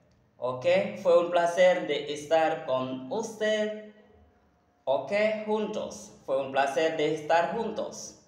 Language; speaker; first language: Spanish; non-native, learner; Haitian Creole